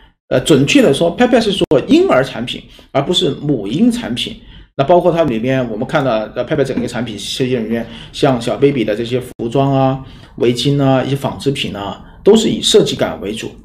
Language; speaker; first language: Chinese; native; Chinese